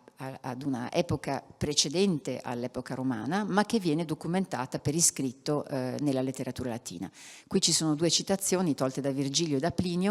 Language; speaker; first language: Italian; native; Italian